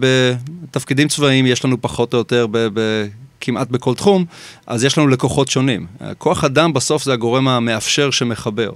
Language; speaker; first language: Hebrew; native; Hebrew